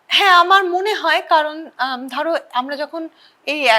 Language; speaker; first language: Bangla; native; Bangla